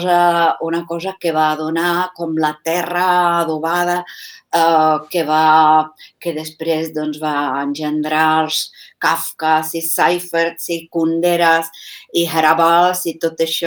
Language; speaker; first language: Catalan; non-native, fluent; Czech